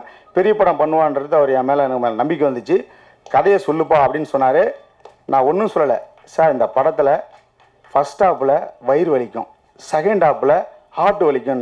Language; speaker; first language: Tamil; native; Tamil